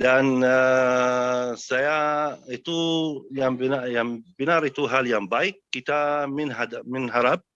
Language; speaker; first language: Indonesian; non-native, fluent; Arabic